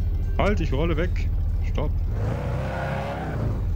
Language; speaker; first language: German; native; German